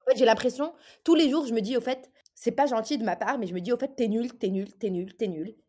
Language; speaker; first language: French; early bilingual, other home language; Arabic